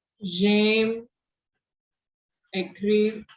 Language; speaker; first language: French; non-native, learner; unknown